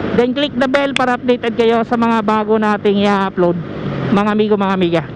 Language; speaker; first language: Filipino; non-native, local second language; Cebuano